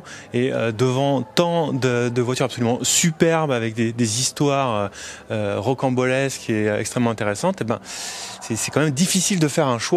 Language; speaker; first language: French; native; French